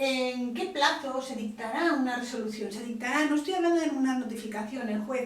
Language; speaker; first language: Spanish; native; Spanish